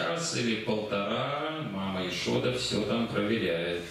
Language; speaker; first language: Russian; native; Russian